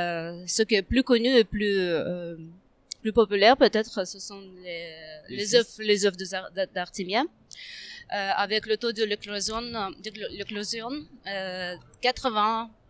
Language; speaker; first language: French; non-native, fluent; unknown